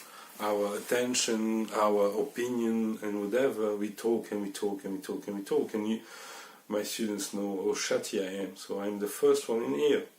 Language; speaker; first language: English; non-native, fluent; French